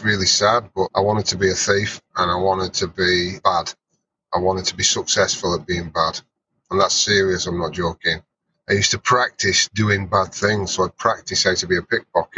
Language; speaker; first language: English; native; English